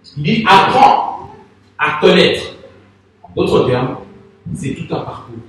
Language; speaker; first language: French; non-native, local second language; Lingala